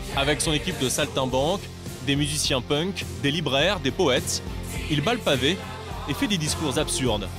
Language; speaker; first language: French; native; French